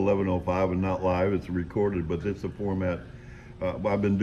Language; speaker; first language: English; native; English